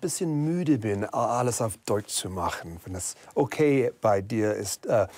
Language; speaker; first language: German; non-native, fluent; English